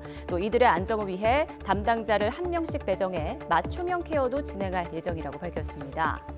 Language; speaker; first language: Korean; native; Korean